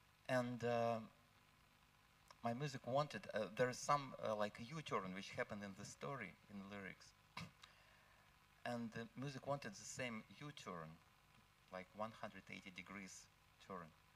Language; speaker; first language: English; non-native, fluent; Russian